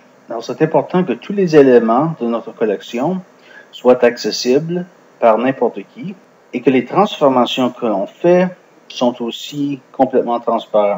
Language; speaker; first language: French; non-native, fluent; English